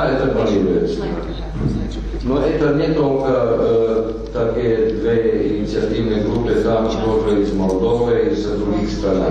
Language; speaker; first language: Russian; non-native, fluent; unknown